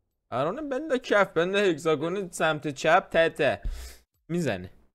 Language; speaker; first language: Persian; native; Persian